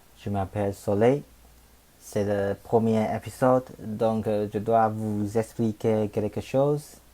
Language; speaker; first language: French; non-native, learner; Chinese